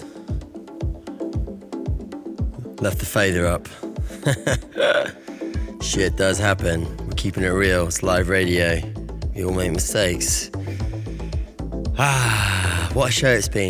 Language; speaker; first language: English; native; English